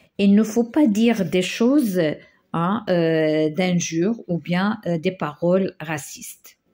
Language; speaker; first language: French; non-native, local second language; Arabic